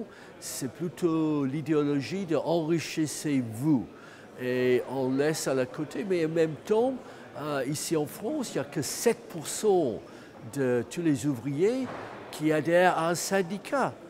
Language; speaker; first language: French; non-native, fluent; English